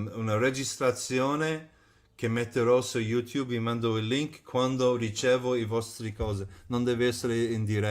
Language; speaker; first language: Italian; non-native, fluent; English